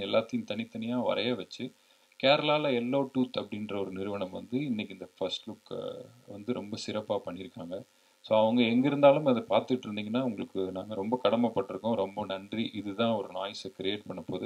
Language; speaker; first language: Tamil; native; Tamil